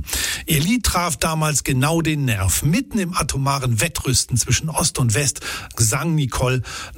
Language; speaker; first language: German; native; German